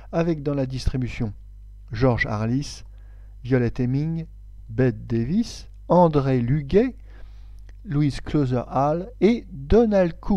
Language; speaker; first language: French; native; French